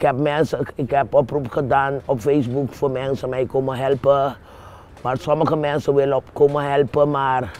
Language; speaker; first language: Dutch; non-native, fluent; Papiamento